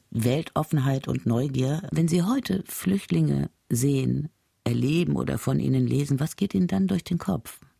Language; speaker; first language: German; native; German